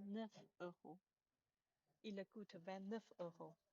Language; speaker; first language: French; non-native, learner; Chinese